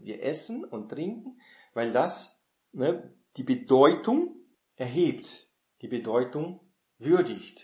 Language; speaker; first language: German; non-native, fluent; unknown